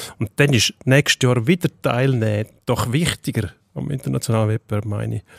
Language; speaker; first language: German; native; German